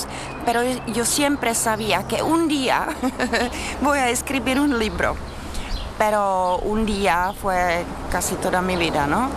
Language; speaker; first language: Spanish; non-native, fluent; Czech